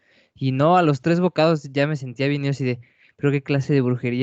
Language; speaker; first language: Spanish; native; Spanish